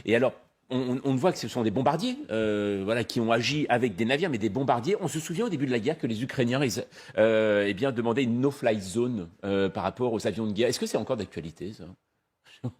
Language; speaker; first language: French; native; French